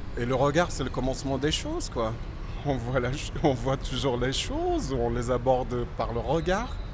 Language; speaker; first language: French; non-native, local second language; Berber languages